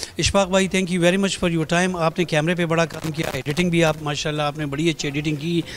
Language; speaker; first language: Urdu; non-native, local second language; Pashto